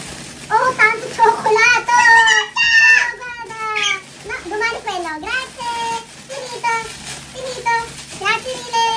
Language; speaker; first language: Italian; non-native, fluent; Filipino